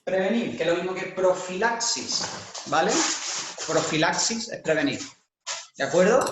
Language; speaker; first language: Spanish; native; Spanish